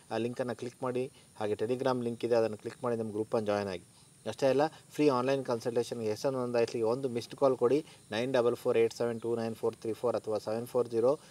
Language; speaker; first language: Kannada; native; Kannada